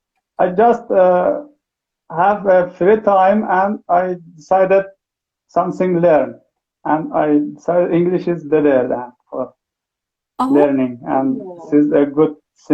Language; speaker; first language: English; non-native, learner; Persian